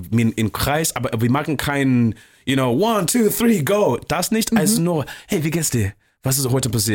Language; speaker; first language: German; non-native, fluent; English